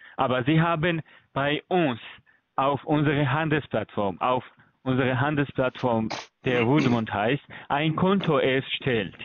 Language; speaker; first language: German; early bilingual, other home language; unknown